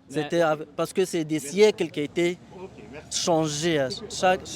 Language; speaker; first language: French; non-native, learner; Arabic